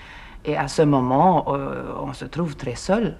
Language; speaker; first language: French; non-native, fluent; Swedish